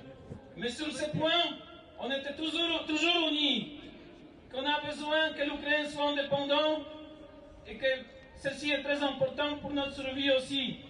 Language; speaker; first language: French; non-native, learner; Polish